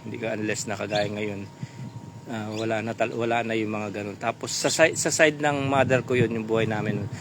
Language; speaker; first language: Filipino; non-native, local second language; Pampanga